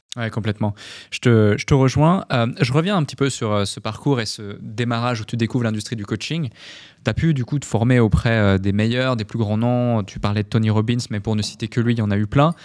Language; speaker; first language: French; native; French